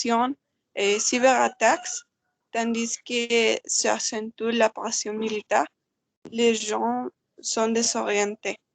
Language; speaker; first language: French; non-native, learner; Spanish